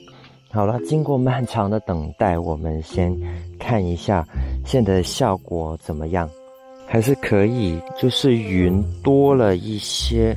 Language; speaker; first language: Chinese; non-native, local second language; Cantonese